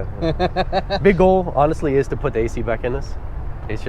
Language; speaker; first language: English; native; English